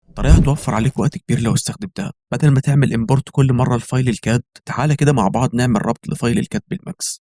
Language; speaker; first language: Arabic; native; Arabic